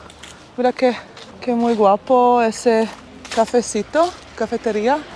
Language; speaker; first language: Spanish; non-native, fluent; Bosnian